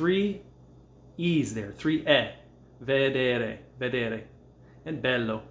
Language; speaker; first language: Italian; non-native, fluent; English